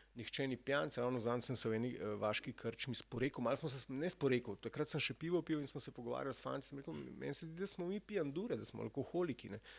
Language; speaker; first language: Slovenian; native; Slovenian